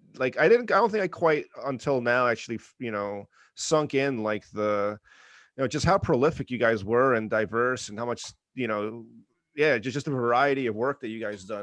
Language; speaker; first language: English; native; English